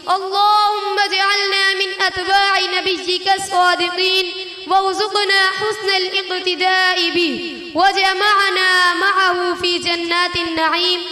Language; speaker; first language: Arabic; non-native, learner; Urdu